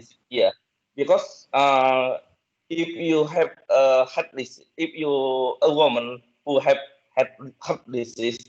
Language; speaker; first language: English; non-native, learner; Indonesian